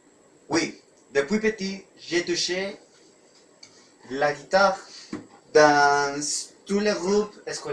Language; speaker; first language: French; non-native, learner; Spanish